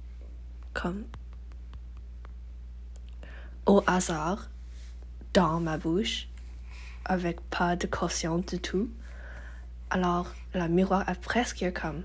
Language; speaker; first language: French; non-native, learner; English